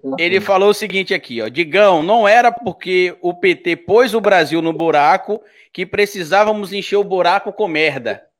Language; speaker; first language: Portuguese; native; Portuguese